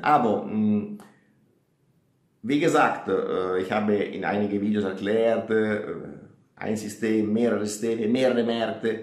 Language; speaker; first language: German; non-native, fluent; Italian